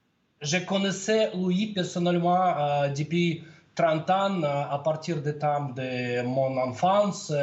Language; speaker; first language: French; non-native, learner; Russian